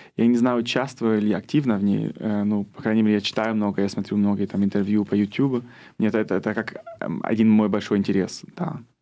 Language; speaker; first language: Russian; early bilingual, heritage; Russian